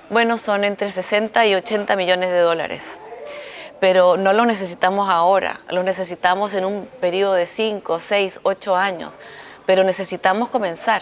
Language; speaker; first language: Spanish; native; Spanish